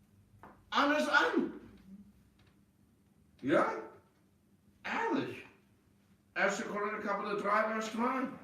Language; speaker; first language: German; non-native, fluent; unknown